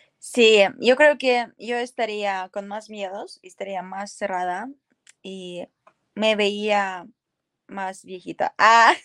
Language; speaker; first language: Spanish; non-native, fluent; Ukrainian